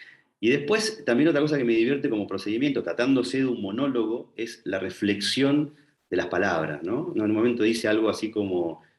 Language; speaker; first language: Spanish; native; Spanish